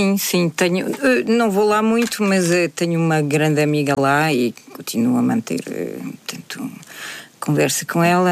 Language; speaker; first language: Portuguese; native; Portuguese